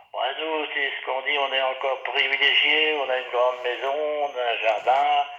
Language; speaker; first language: French; native; French